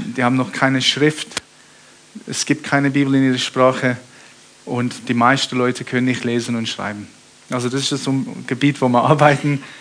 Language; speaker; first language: German; early bilingual, heritage; German